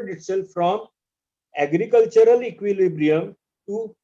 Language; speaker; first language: English; non-native, local second language; Marathi